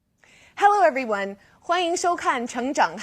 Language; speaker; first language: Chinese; non-native, fluent; English